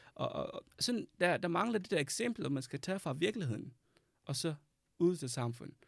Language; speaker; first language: Danish; non-native, fluent; Arabic